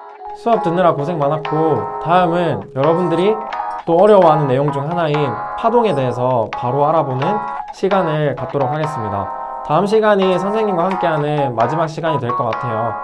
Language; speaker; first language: Korean; native; Korean